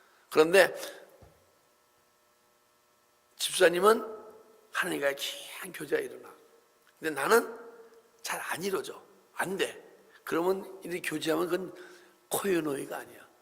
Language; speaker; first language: Korean; native; Korean